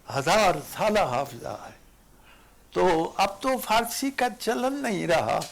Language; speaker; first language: Urdu; non-native, local second language; Punjabi